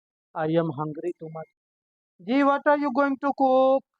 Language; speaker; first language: English; non-native, learner; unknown